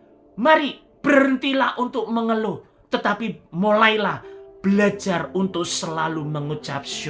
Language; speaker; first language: Indonesian; native; Indonesian